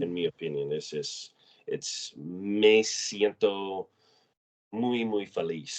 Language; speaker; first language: Spanish; non-native, learner; English